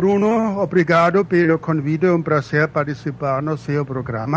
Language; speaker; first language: Portuguese; non-native, fluent; German